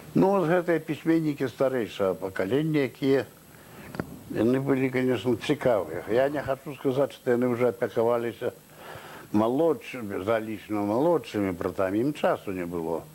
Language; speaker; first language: Belarusian; native; Belarusian